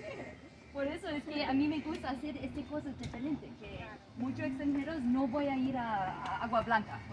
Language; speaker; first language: Spanish; non-native, learner; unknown